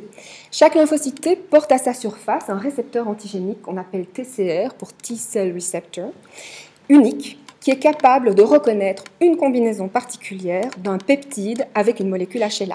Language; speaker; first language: French; native; French